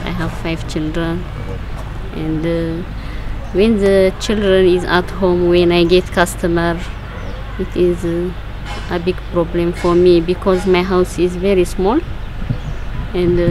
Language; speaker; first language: English; non-native, learner; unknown